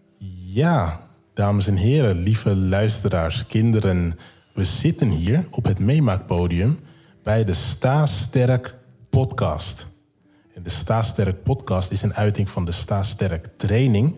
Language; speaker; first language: Dutch; native; Dutch